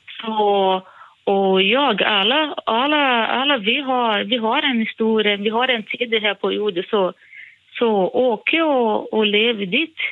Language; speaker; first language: Swedish; non-native, fluent; Portuguese